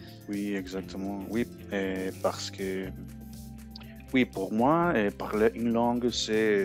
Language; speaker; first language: French; non-native, learner; Spanish